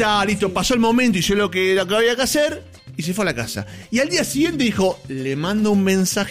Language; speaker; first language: Spanish; native; Spanish